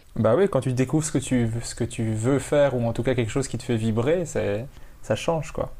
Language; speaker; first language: French; native; French